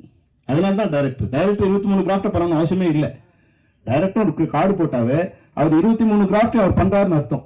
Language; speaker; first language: Tamil; native; Tamil